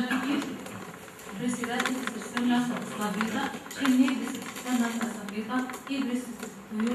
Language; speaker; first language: Russian; non-native, learner; Arabic